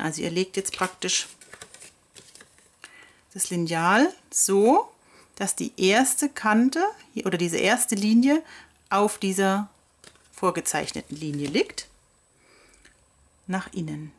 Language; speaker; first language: German; native; German